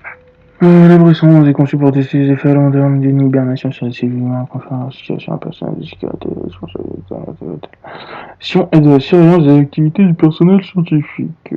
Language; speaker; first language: French; native; French